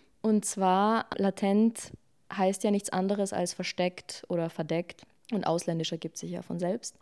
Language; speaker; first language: German; early bilingual, other home language; Bosnian